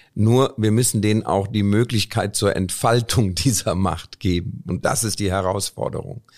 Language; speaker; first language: German; early bilingual, other home language; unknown